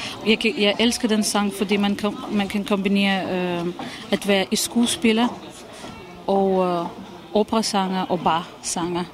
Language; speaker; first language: Danish; non-native, fluent; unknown